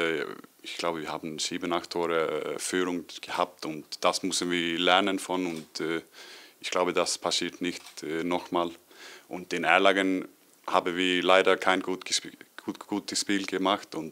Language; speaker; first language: German; non-native, learner; Icelandic